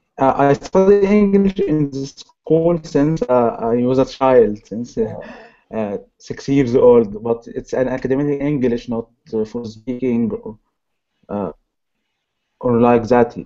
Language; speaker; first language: English; non-native, learner; Arabic